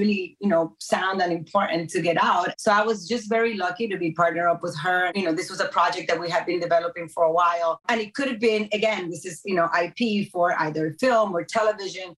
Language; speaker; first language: English; early bilingual, other home language; Spanish